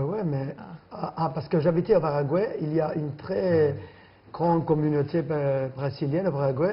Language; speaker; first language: French; non-native, fluent; Spanish